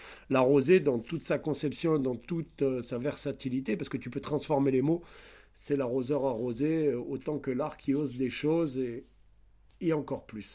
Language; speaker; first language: French; native; French